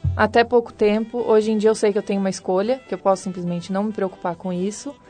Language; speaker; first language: Portuguese; native; Portuguese